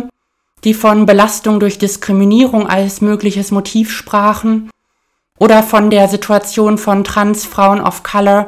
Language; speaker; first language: German; native; German